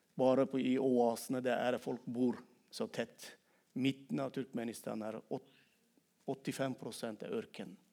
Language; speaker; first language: Norwegian; non-native, fluent; Turkmen